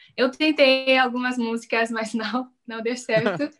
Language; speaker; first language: Portuguese; non-native, fluent; English